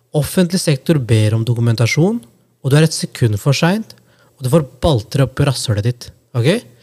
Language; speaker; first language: Norwegian; early bilingual, other home language; Punjabi